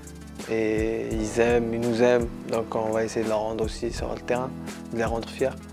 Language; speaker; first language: French; non-native, local second language; Arabic